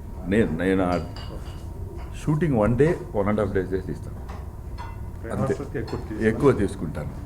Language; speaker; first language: Telugu; non-native, learner; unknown